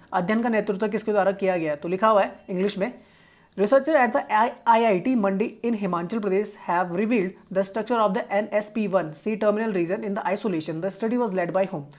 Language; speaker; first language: Hindi; native; Hindi